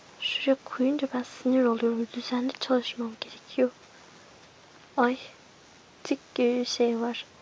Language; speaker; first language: Turkish; early bilingual, heritage; Turkish